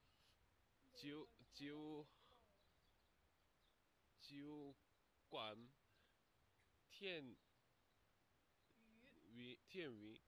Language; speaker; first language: Chinese; non-native, learner; Japanese